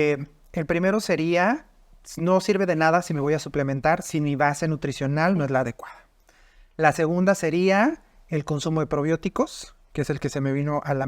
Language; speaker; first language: Spanish; native; Spanish